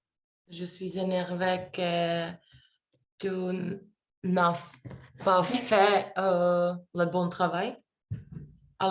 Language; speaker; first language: French; non-native, learner; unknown